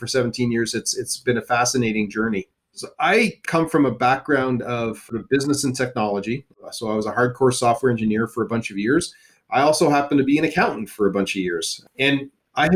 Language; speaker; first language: English; native; English